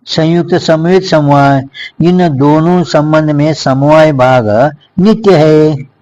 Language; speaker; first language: Hindi; non-native, local second language; Kannada